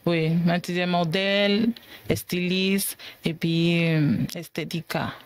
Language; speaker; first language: Haitian Creole; non-native, fluent; Spanish